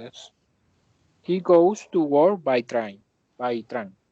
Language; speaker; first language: English; non-native, learner; Spanish